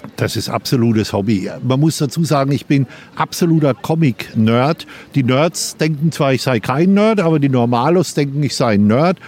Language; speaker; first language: German; native; German